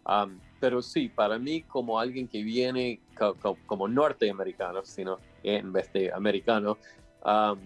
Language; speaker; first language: Spanish; non-native, fluent; English